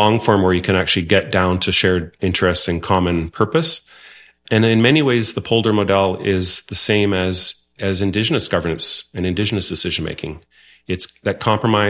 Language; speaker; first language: English; non-native, fluent; Dutch